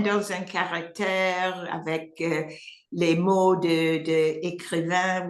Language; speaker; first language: French; non-native, learner; English